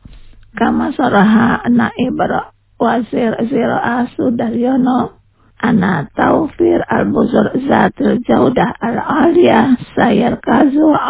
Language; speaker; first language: Arabic; non-native, learner; Indonesian